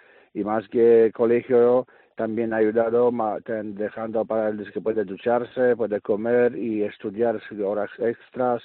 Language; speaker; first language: Spanish; non-native, learner; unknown